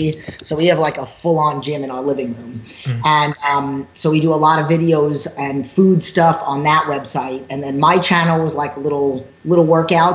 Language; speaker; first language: English; native; English